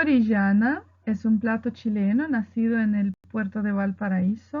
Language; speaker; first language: Spanish; non-native, fluent; Portuguese